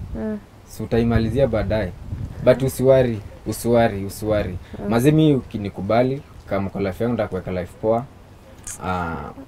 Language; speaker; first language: Swahili; non-native, local second language; Luyia